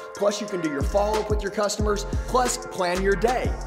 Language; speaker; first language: English; native; English